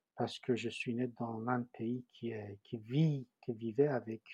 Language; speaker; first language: French; non-native, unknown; Persian